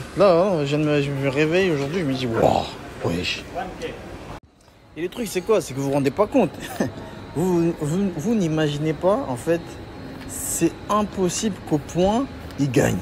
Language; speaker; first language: French; native; French